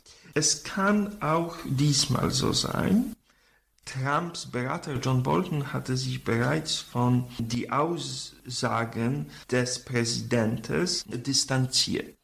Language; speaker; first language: German; non-native, fluent; Polish